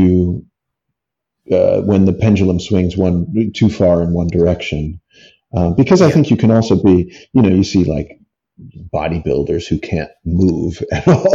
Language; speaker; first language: English; native; English